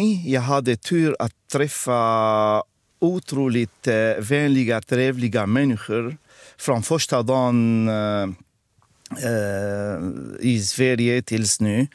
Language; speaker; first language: Swedish; non-native, fluent; Arabic